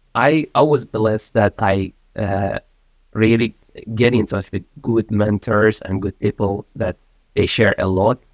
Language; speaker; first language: English; non-native, fluent; Persian